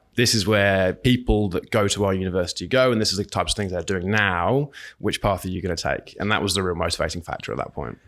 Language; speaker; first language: English; native; English